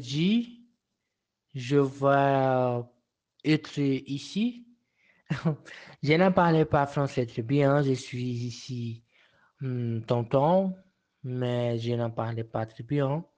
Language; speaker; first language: French; non-native, learner; Portuguese